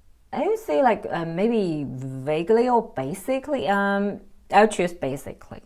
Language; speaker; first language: English; non-native, fluent; Chinese